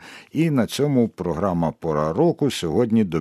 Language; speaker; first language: Ukrainian; native; Ukrainian